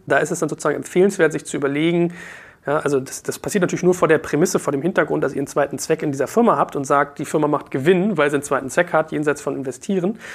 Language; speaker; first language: German; native; German